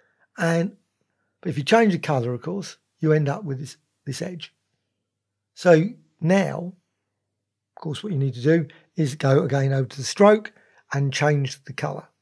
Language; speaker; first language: English; native; English